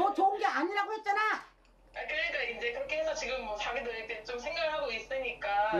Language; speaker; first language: Korean; native; Korean